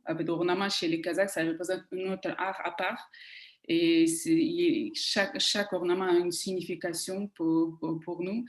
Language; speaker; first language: French; non-native, fluent; Kazakh